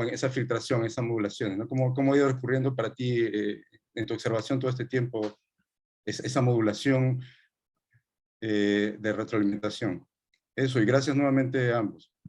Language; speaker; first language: Spanish; native; Spanish